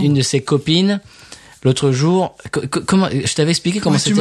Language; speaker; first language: French; native; French